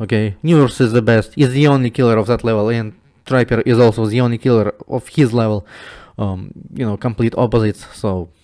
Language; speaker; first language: English; non-native, fluent; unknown